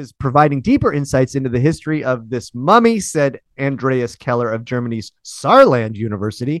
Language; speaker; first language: English; native; English